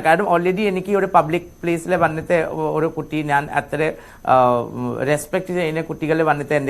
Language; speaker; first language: Malayalam; non-native, local second language; Assamese